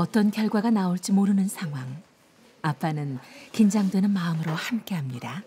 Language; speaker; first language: Korean; native; Korean